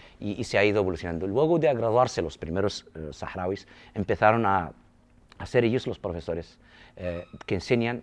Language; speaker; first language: Spanish; non-native, local second language; Arabic